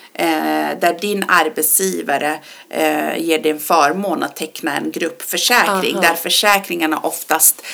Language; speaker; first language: Swedish; early bilingual, other home language; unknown